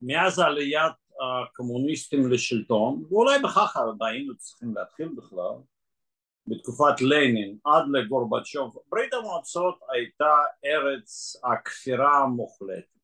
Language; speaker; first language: Hebrew; non-native, fluent; Russian